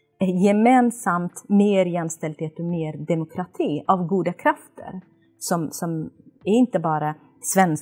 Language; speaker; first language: Swedish; non-native, fluent; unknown